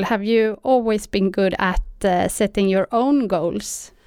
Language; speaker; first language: English; non-native, fluent; Swedish